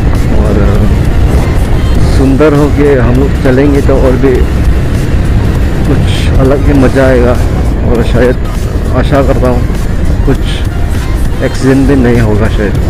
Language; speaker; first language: Hindi; non-native, local second language; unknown